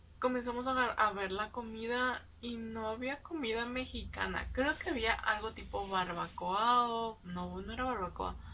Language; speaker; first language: Spanish; native; Spanish